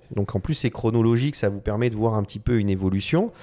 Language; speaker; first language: French; native; French